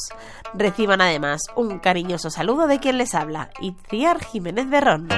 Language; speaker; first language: Spanish; native; Spanish